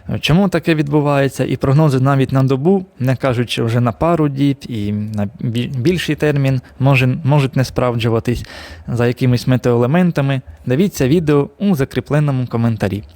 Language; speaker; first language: Ukrainian; native; Ukrainian